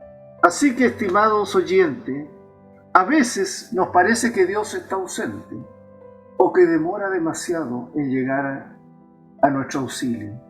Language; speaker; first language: Spanish; native; Spanish